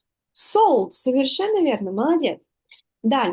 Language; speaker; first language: Russian; native; Russian